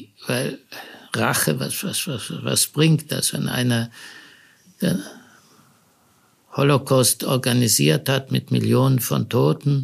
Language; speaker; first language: German; early bilingual, other home language; Hebrew